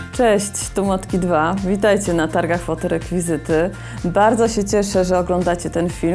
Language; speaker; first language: Polish; native; Polish